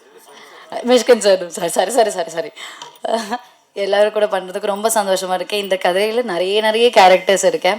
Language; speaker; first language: Tamil; non-native, learner; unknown